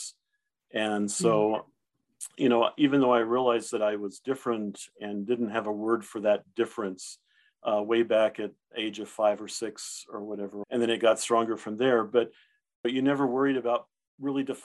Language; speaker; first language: English; early bilingual, other home language; German